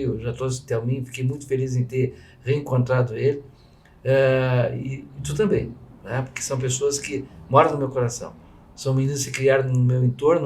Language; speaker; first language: Portuguese; native; Portuguese